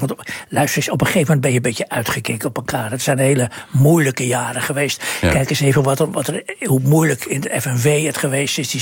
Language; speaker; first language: Dutch; native; Dutch